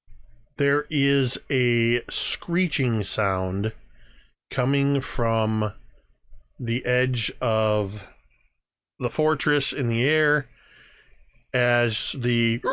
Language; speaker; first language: English; native; English